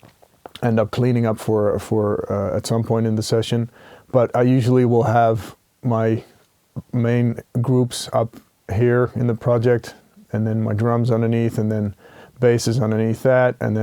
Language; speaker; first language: English; non-native, fluent; Dutch